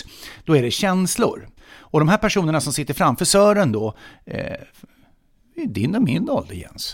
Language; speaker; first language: Swedish; native; Swedish